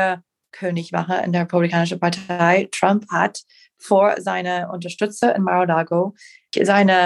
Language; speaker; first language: German; non-native, fluent; English